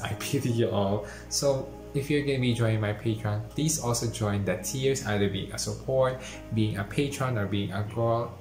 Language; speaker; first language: English; non-native, local second language; Filipino